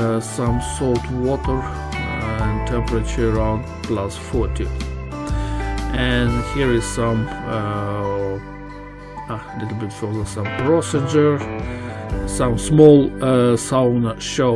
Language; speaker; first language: English; non-native, fluent; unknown